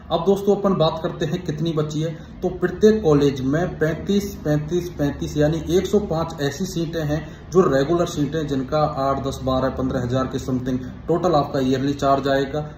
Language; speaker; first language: Hindi; native; Hindi